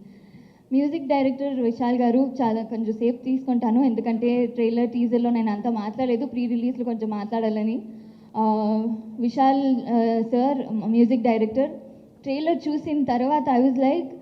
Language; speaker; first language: Telugu; non-native, local second language; Tamil